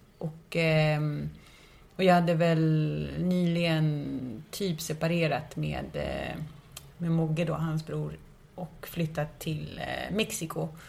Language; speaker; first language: Swedish; early bilingual, other home language; Spanish